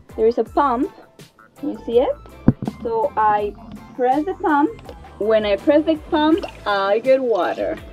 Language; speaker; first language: English; non-native, fluent; Spanish